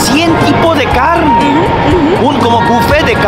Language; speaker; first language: Spanish; non-native, fluent; Korean